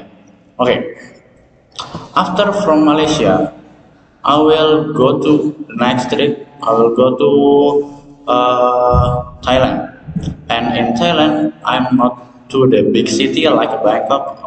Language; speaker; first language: English; non-native, learner; Indonesian